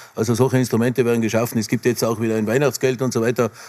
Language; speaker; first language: German; native; German